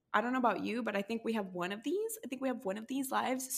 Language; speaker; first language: English; non-native, fluent; Spanish